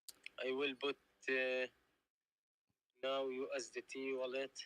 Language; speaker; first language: English; non-native, learner; Arabic